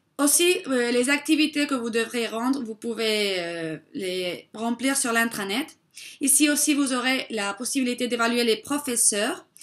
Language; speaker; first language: French; non-native, fluent; Spanish